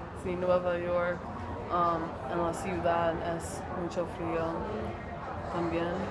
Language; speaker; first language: Spanish; non-native, learner; English